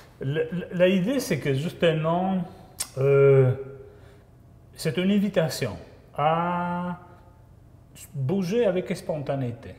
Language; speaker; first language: French; non-native, fluent; Spanish